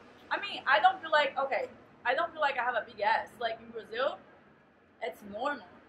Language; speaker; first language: English; non-native, fluent; Portuguese